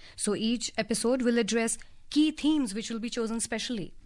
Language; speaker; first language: English; non-native, local second language; Hindi